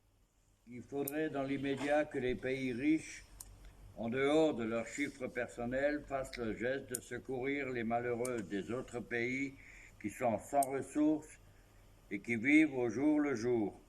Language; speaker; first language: French; native; French